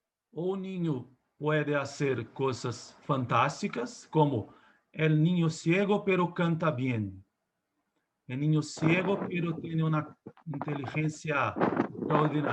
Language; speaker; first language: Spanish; non-native, learner; Portuguese